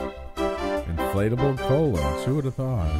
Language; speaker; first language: English; native; English